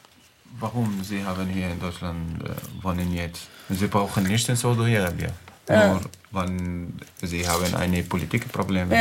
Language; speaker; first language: German; non-native, learner; Arabic